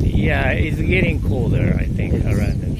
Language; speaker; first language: English; non-native, learner; Japanese